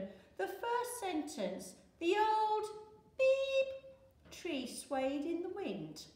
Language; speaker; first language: English; native; English